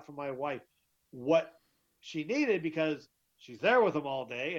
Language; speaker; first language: English; native; English